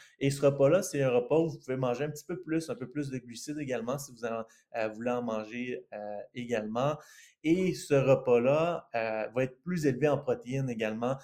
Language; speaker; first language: French; native; French